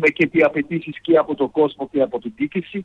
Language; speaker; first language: Greek; non-native, fluent; Serbian